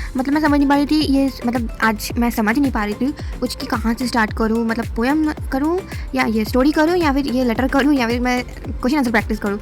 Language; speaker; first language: Hindi; native; Hindi